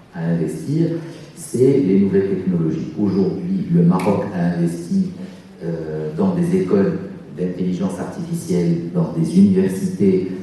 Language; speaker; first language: French; non-native, local second language; Arabic